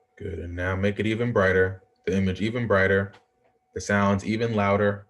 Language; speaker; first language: English; native; English